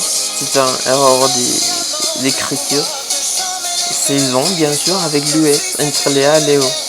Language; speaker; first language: French; non-native, fluent; Spanish